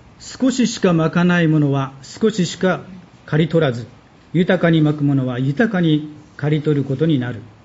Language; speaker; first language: Japanese; native; Japanese